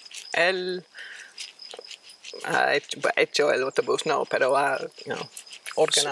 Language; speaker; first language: Spanish; non-native, fluent; English